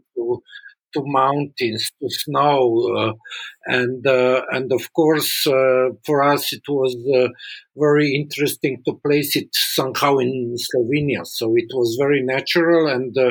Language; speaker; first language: English; non-native, fluent; Slovenian